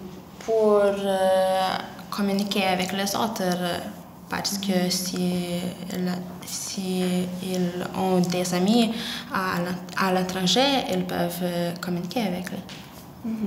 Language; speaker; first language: French; non-native, learner; Lithuanian